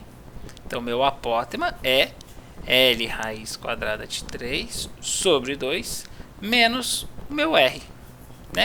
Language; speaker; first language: Portuguese; native; Portuguese